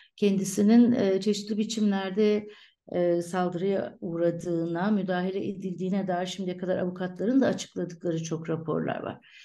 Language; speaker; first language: Turkish; native; Turkish